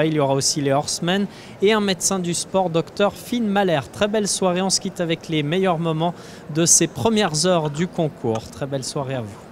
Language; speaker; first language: French; native; French